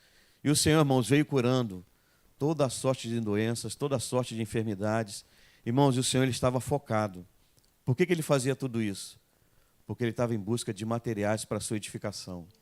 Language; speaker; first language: Portuguese; native; Portuguese